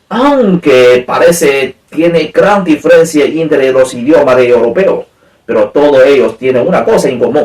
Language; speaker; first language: Spanish; non-native, learner; Chinese